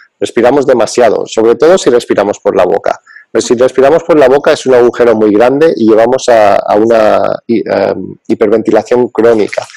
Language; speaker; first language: Spanish; early bilingual, other home language; English